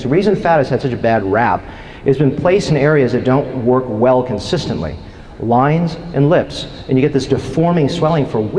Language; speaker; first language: English; native; English